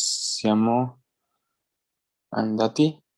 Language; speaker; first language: Italian; non-native, learner; Spanish